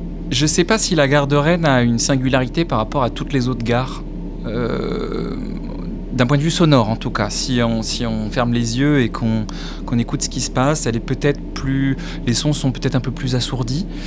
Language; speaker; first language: French; native; French